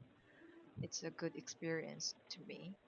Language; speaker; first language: English; non-native, learner; Korean